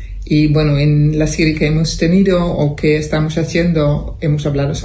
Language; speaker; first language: Spanish; non-native, fluent; Dutch